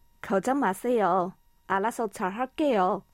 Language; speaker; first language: Korean; non-native, fluent; Chinese